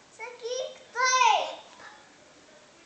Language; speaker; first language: Lithuanian; early bilingual, heritage; Lithuanian